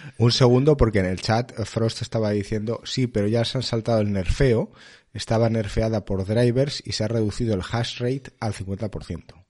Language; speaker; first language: Spanish; native; Spanish